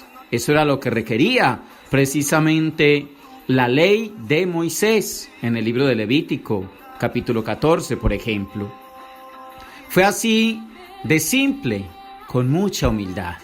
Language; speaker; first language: Spanish; native; Spanish